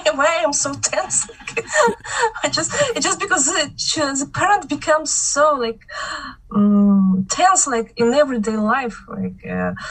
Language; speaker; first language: English; non-native, fluent; Kazakh